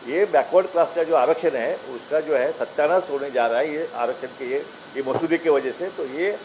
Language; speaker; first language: Hindi; non-native, local second language; Marathi